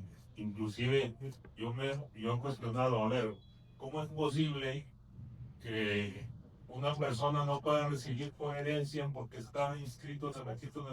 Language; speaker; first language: Spanish; native; Spanish